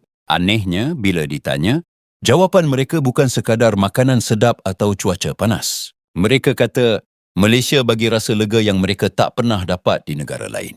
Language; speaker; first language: Malay; native; Malay